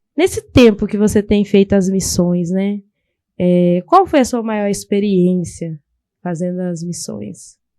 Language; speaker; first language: Portuguese; native; Portuguese